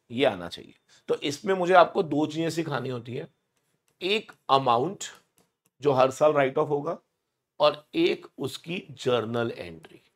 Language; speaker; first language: Hindi; native; Hindi